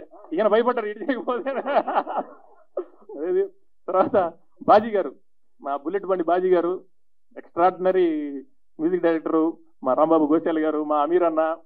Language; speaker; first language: Telugu; native; Telugu